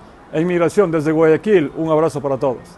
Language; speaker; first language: Spanish; native; Spanish